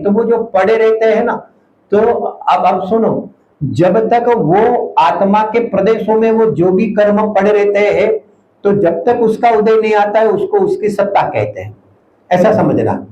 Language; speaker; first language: Hindi; non-native, local second language; Gujarati